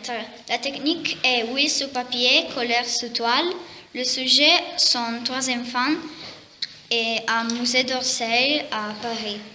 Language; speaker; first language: French; non-native, learner; Italian